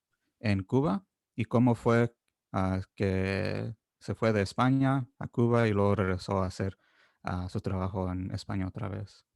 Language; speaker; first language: Spanish; non-native, fluent; English